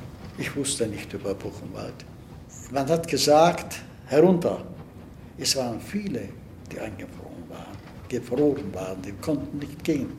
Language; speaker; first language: German; non-native, fluent; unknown